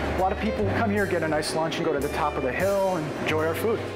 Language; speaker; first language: English; native; English